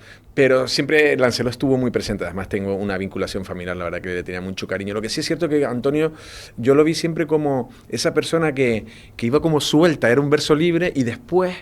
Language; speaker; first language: Spanish; native; Spanish